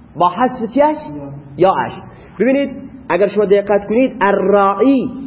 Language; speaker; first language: Persian; non-native, local second language; Baluchi